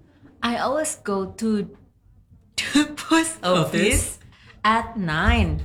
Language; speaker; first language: English; non-native, learner; Indonesian